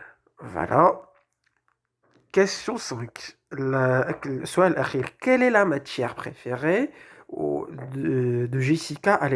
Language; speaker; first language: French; non-native, local second language; Arabic